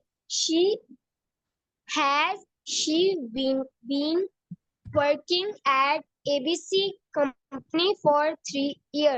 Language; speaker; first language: English; non-native, learner; Urdu